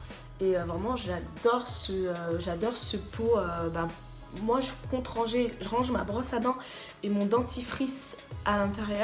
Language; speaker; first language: French; native; French